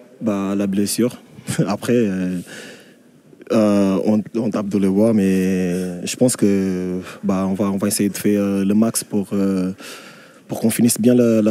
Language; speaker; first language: French; non-native, fluent; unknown